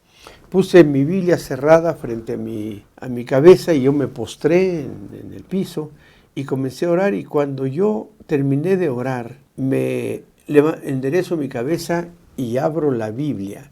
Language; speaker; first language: Spanish; native; Spanish